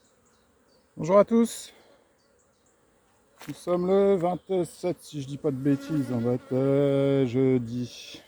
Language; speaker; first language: French; native; French